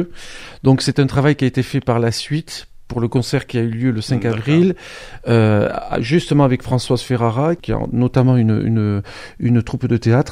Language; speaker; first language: French; native; French